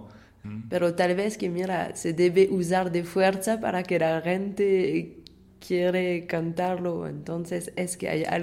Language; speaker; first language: Spanish; non-native, learner; French